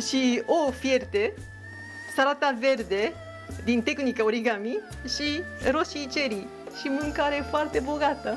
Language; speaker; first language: Romanian; non-native, fluent; Japanese